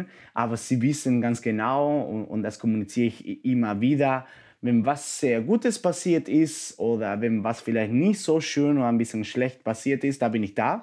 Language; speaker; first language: German; non-native, fluent; Spanish